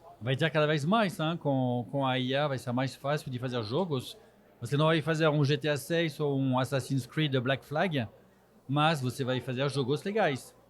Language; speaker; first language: Portuguese; non-native, fluent; French